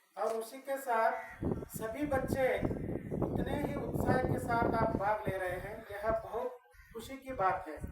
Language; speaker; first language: Hindi; non-native, local second language; Kannada